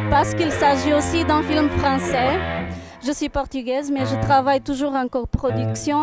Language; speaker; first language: French; non-native, fluent; Portuguese